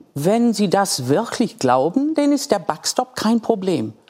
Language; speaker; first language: German; non-native, fluent; English